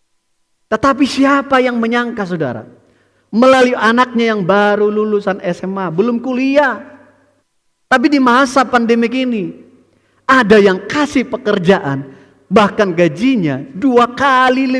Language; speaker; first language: Indonesian; native; Indonesian